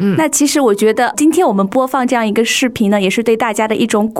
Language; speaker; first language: Chinese; native; Chinese